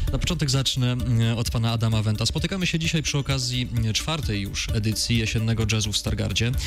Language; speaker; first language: Polish; native; Polish